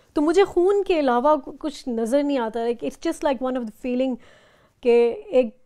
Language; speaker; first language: Urdu; native; Urdu